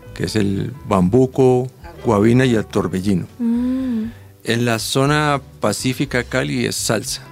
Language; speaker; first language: Spanish; native; Spanish